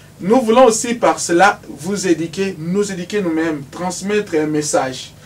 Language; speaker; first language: French; non-native, local second language; Lingala